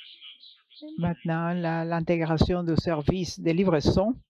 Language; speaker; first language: French; non-native, learner; English